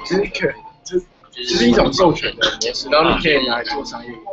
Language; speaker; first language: Chinese; native; Chinese